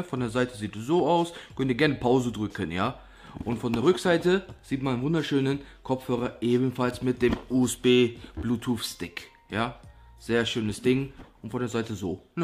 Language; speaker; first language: German; native; German